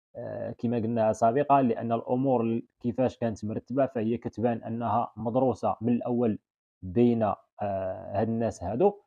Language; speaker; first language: Arabic; native; Arabic